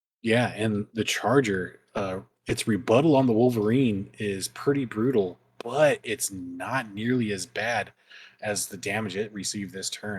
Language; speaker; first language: English; native; English